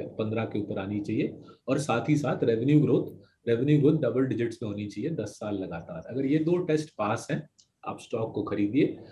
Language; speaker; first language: Hindi; non-native, local second language; Bangla